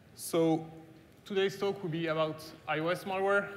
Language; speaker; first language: English; non-native, fluent; German